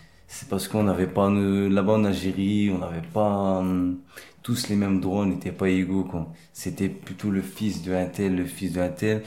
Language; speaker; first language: French; early bilingual, other home language; Arabic